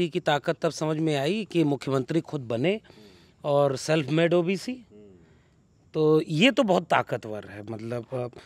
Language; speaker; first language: Hindi; native; Hindi